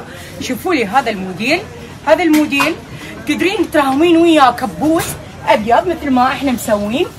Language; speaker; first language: Arabic; native; Arabic